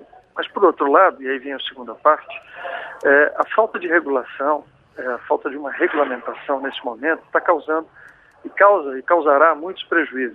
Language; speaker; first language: Portuguese; native; Portuguese